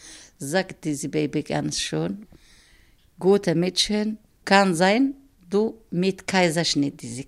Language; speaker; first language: German; non-native, learner; Arabic